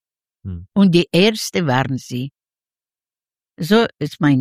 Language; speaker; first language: German; non-native, learner; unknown